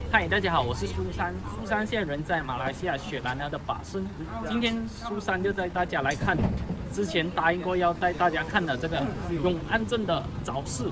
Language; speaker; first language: Chinese; native; Chinese